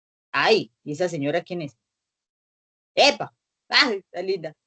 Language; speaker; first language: Portuguese; non-native, learner; Spanish